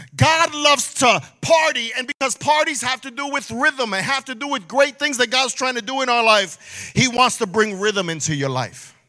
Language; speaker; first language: English; early bilingual, other home language; Spanish